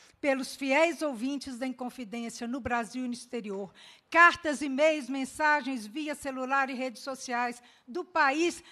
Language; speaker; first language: Portuguese; native; Portuguese